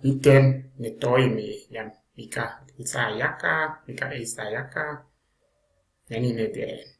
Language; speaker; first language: Finnish; non-native, learner; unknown